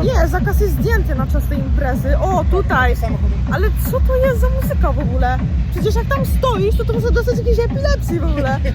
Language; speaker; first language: Polish; native; Polish